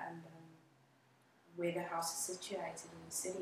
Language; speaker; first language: English; non-native, local second language; Afrikaans